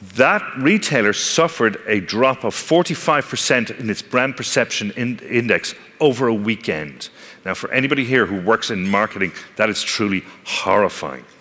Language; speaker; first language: English; native; English